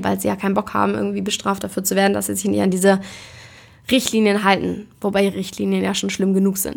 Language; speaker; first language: German; native; German